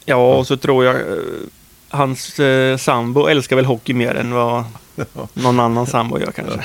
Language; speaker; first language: Swedish; native; Swedish